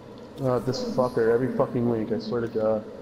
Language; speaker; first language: English; native; English